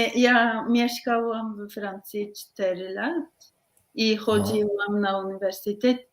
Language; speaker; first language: Polish; non-native, learner; Norwegian